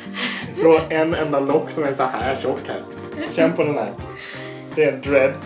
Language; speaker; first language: Swedish; native; Swedish